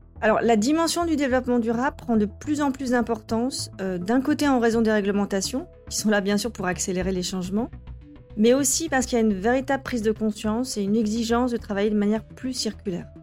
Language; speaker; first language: French; native; French